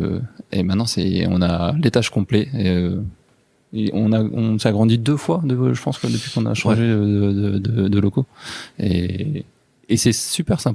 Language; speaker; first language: French; native; French